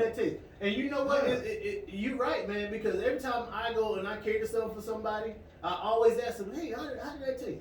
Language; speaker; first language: English; native; English